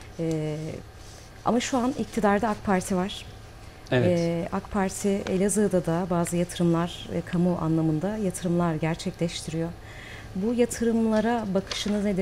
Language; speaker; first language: Turkish; native; Turkish